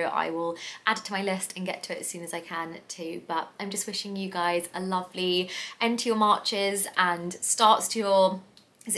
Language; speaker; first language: English; native; English